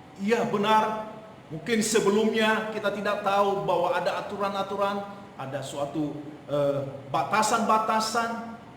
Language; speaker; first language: Indonesian; non-native, local second language; Nias